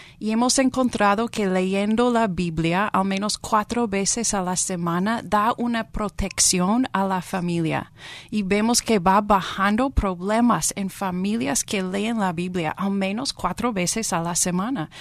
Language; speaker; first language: Spanish; non-native, fluent; English